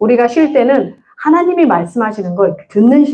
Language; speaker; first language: Korean; native; Korean